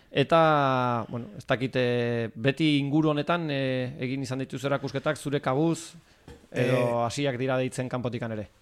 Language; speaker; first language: Basque; native; Basque